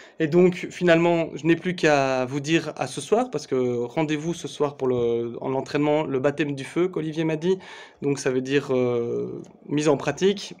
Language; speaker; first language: French; native; French